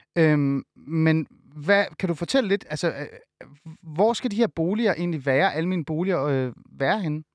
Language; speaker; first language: Danish; early bilingual, other home language; Persian